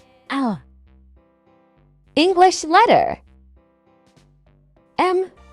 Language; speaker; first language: English; non-native, learner; Indonesian